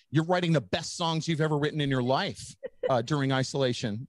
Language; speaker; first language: English; native; English